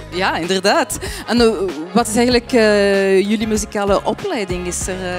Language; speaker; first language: Dutch; non-native, fluent; French